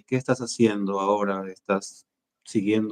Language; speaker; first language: Spanish; native; Spanish